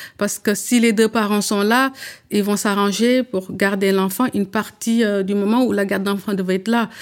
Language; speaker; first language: French; early bilingual, other home language; Wolof